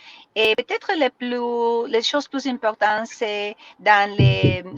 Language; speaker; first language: French; non-native, learner; Spanish